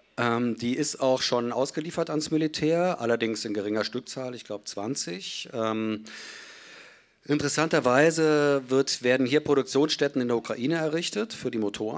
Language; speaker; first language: German; native; German